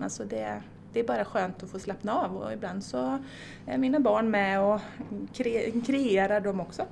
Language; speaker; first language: Swedish; native; Swedish